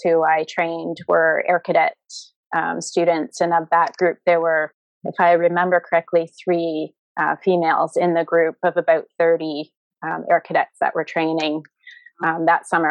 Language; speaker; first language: English; native; English